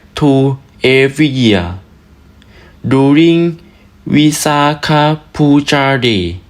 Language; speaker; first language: English; non-native, learner; Thai